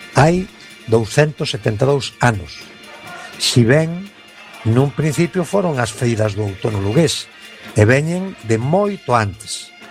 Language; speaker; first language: Galician; native; Galician